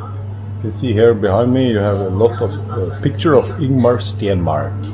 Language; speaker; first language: English; non-native, fluent; Swedish